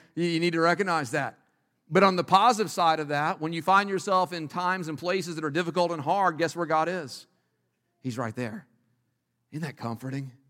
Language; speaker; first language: English; native; English